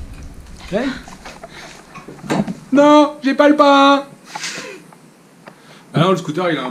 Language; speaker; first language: French; native; French